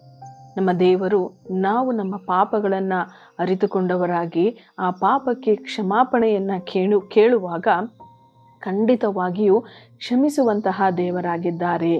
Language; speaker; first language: Kannada; native; Kannada